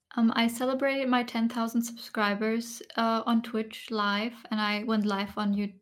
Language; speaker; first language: English; non-native, fluent; Turkish